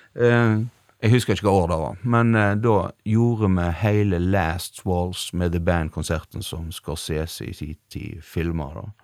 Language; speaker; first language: Norwegian; native; Norwegian